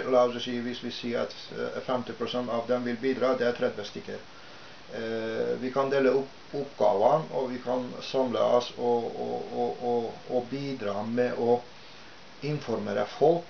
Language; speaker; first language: Norwegian; non-native, fluent; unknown